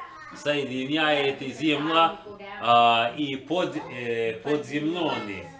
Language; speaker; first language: Russian; non-native, learner; English